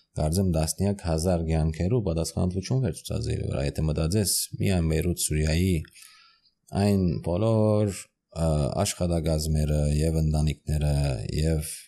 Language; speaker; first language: Armenian; early bilingual, heritage; Armenian